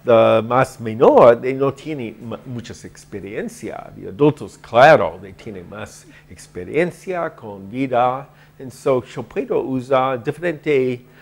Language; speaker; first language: Spanish; non-native, learner; English